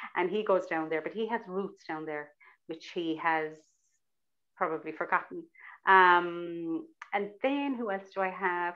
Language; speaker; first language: English; native; English